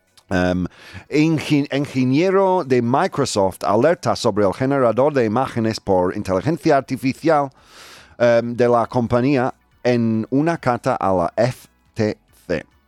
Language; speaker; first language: Spanish; non-native, fluent; English